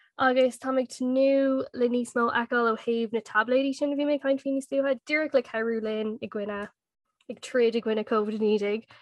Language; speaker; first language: Irish; non-native, local second language; English